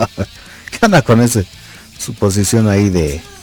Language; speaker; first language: Spanish; native; Spanish